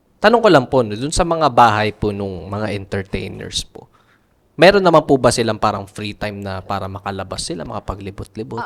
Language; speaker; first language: Filipino; native; Filipino